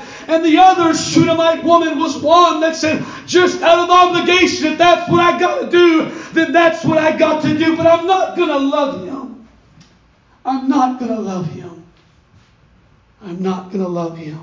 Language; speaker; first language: English; native; English